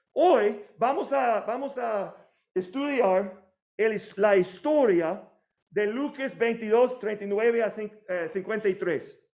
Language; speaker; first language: Spanish; non-native, fluent; English